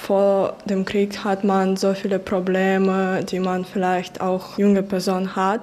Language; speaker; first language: German; early bilingual, other home language; Ukrainian